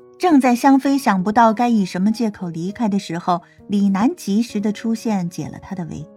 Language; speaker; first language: Chinese; native; Chinese